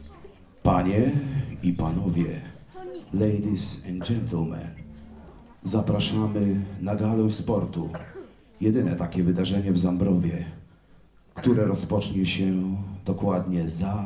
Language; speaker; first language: Polish; native; Polish